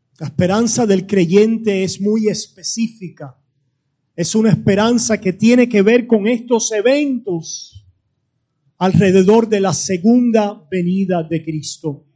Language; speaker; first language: Spanish; native; Spanish